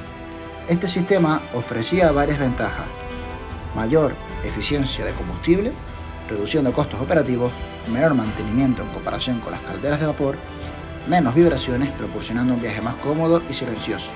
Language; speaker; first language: Spanish; native; Spanish